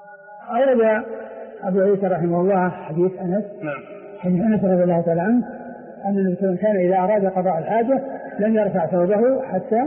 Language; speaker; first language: Arabic; native; Arabic